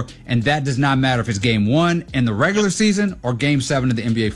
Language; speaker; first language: English; native; English